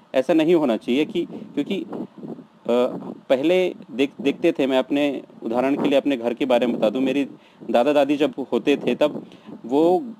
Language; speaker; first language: Hindi; native; Hindi